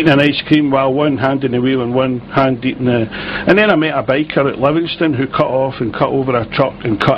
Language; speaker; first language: English; native; English